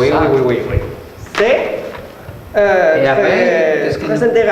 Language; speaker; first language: French; non-native, learner; Spanish